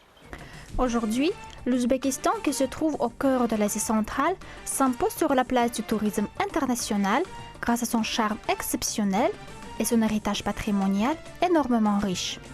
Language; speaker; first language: French; non-native, fluent; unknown